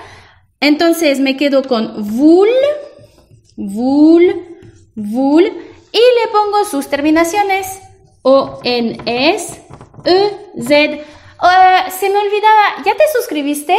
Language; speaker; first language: Spanish; non-native, fluent; French